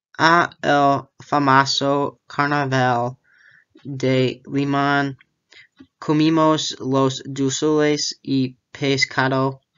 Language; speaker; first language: Spanish; non-native, learner; English